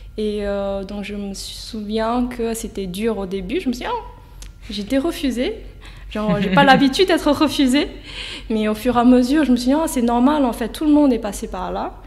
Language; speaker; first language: French; non-native, fluent; Chinese